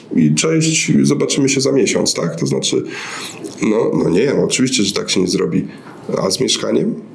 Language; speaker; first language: Polish; native; Polish